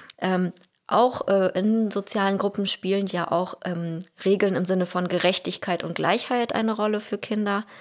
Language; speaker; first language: German; early bilingual, heritage; Russian